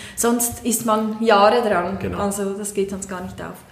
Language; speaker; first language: German; native; German